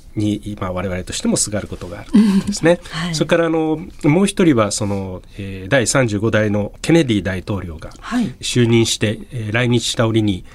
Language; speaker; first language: Japanese; native; Japanese